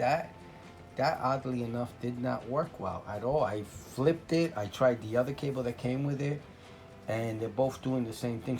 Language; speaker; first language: English; native; English